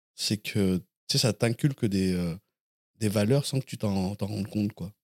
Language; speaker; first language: French; native; French